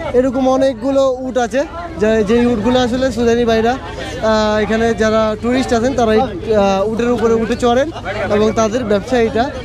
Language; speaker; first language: Bangla; native; Bangla